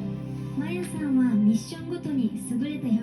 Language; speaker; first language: Japanese; native; Japanese